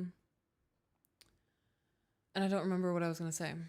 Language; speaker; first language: English; native; English